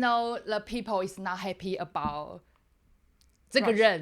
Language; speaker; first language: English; non-native, learner; Chinese